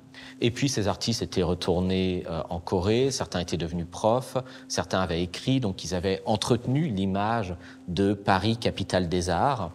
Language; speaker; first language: French; native; French